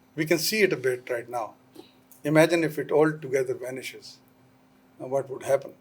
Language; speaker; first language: English; non-native, local second language; Urdu